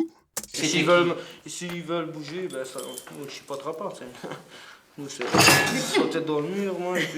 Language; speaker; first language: French; native; French